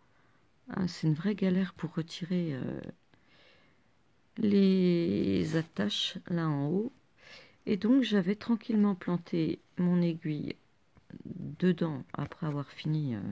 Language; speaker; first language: French; native; French